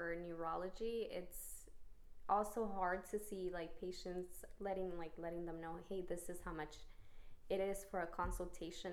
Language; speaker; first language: English; early bilingual, other home language; Spanish